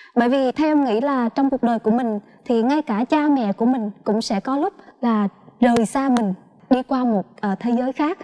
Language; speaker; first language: Vietnamese; native; Vietnamese